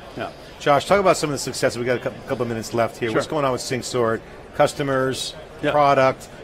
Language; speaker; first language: English; native; English